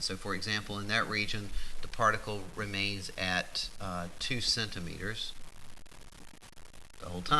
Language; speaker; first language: English; native; English